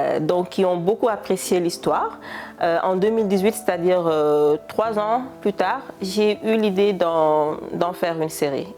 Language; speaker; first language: French; non-native, local second language; Wolof